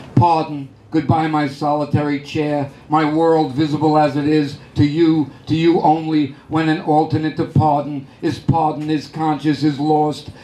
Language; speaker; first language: English; native; English